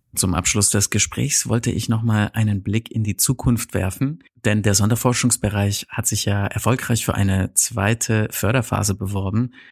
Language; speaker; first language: German; native; German